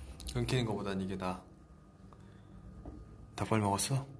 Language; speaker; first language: Korean; native; Korean